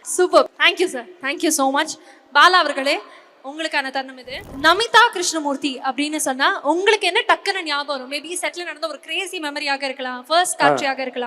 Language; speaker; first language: Tamil; native; Tamil